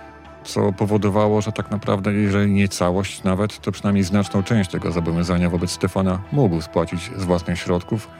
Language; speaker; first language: Polish; native; Polish